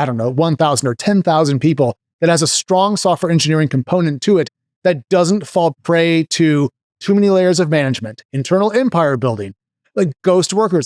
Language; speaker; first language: English; native; English